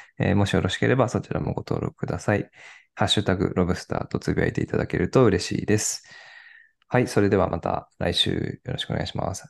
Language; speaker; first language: Japanese; native; Japanese